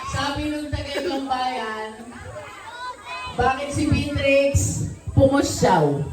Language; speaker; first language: Filipino; native; Filipino